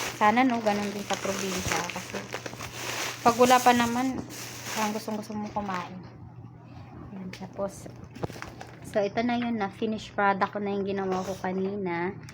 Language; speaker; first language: Filipino; non-native, local second language; Cebuano